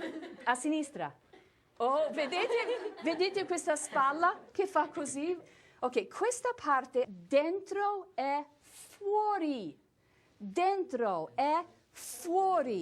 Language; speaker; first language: Italian; non-native, fluent; English